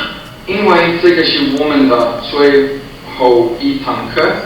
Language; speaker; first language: Chinese; non-native, learner; Swedish